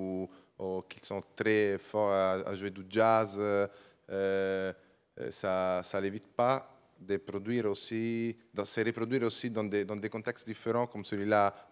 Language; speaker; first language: French; non-native, learner; Italian